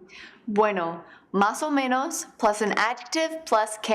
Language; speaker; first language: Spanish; non-native, fluent; English